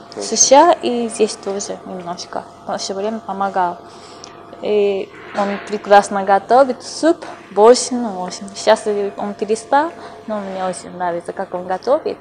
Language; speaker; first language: Russian; non-native, fluent; Japanese